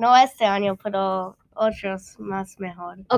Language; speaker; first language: Spanish; non-native, learner; English